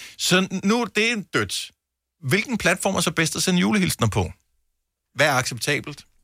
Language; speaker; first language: Danish; native; Danish